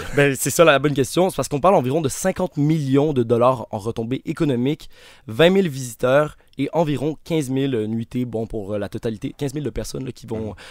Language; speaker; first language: French; native; French